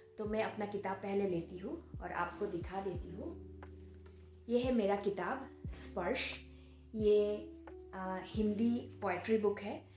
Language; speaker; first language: Hindi; non-native, local second language; Bangla